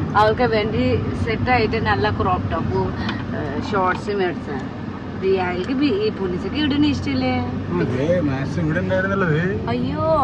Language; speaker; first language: Malayalam; non-native, learner; Nepali